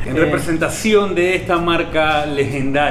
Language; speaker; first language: Spanish; native; Spanish